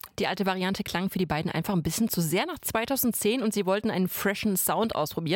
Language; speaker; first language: German; native; German